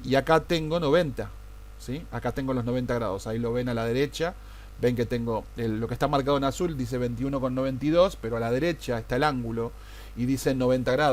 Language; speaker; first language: Spanish; native; Spanish